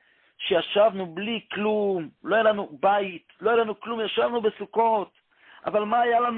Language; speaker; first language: Hebrew; non-native, local second language; Yiddish